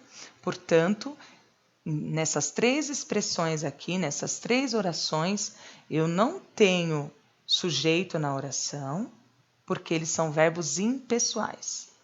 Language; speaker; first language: Portuguese; native; Portuguese